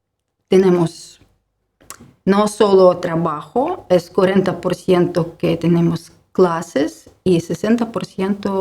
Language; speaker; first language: Spanish; non-native, learner; Ukrainian